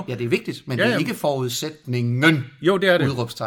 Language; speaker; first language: Danish; native; Danish